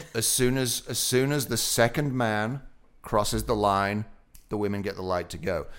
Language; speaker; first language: English; native; English